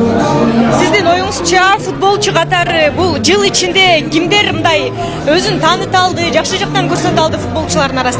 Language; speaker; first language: Kyrgyz; native; Kyrgyz